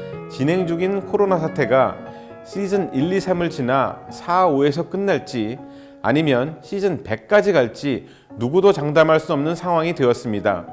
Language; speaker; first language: Korean; native; Korean